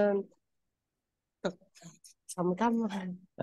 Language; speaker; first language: Korean; non-native, learner; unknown